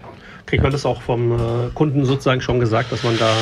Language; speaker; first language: German; native; German